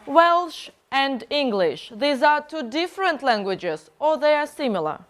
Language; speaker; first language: English; non-native, fluent; Russian